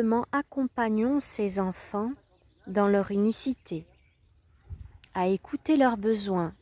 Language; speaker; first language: French; native; French